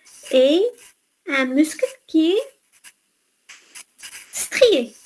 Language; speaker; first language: French; non-native, fluent; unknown